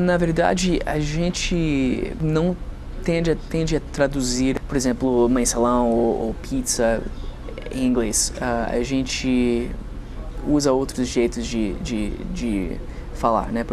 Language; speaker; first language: Portuguese; non-native, fluent; English